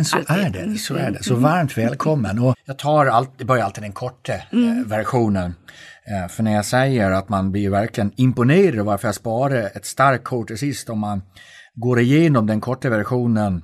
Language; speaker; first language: Swedish; native; Swedish